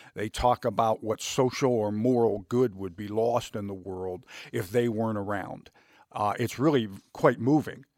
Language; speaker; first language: English; native; English